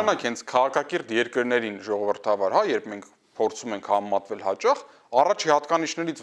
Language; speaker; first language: Armenian; native; Armenian